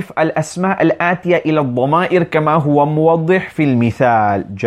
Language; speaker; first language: Arabic; non-native, fluent; English